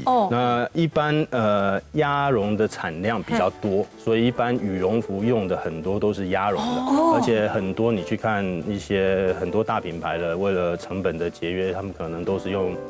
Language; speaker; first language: Chinese; native; Chinese